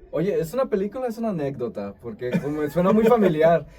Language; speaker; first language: Spanish; native; Spanish